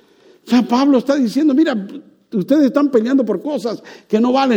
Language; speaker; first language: Spanish; native; Spanish